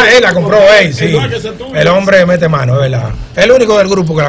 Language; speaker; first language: Spanish; native; Spanish